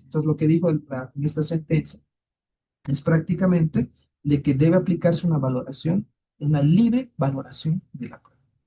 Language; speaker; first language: Spanish; native; Spanish